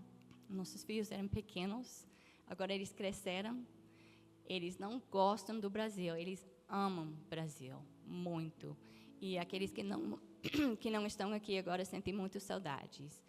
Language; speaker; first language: Portuguese; non-native, fluent; English